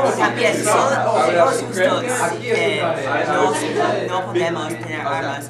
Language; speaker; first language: Spanish; non-native, learner; English